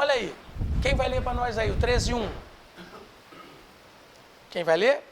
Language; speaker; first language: Portuguese; native; Portuguese